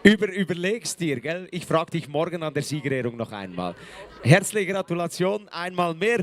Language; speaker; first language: German; native; German